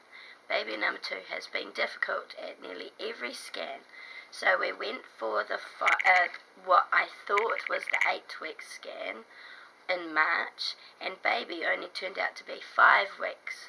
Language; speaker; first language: English; native; English